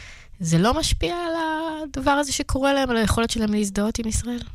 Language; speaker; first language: Hebrew; native; Hebrew